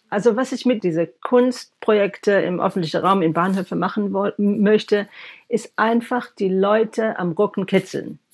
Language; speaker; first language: German; non-native, fluent; English